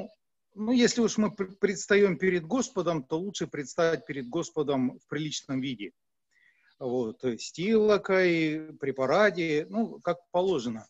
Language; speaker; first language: Russian; native; Russian